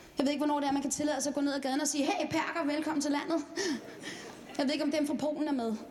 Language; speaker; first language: Danish; non-native, fluent; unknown